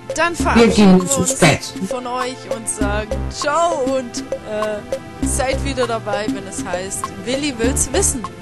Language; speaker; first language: German; native; German